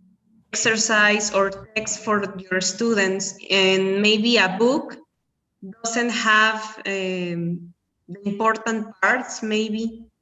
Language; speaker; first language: English; non-native, learner; Spanish